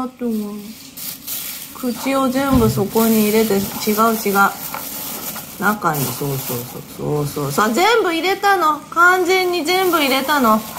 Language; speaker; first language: Japanese; native; Japanese